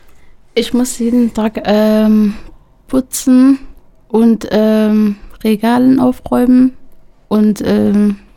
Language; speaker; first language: German; non-native, local second language; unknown